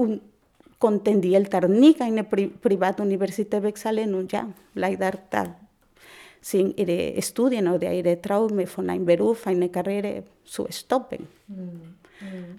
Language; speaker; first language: German; non-native, learner; Spanish